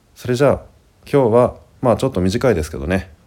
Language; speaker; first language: Japanese; native; Japanese